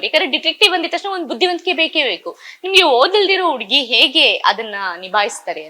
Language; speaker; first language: Kannada; native; Kannada